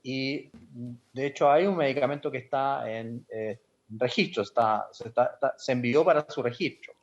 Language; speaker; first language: Spanish; native; Spanish